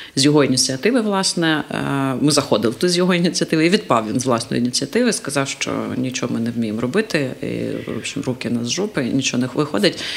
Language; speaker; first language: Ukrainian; non-native, local second language; Russian